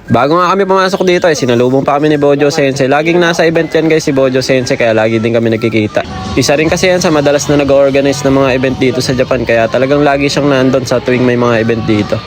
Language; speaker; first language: Filipino; native; Filipino